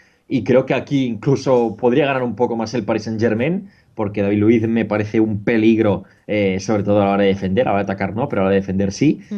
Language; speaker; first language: Spanish; native; Spanish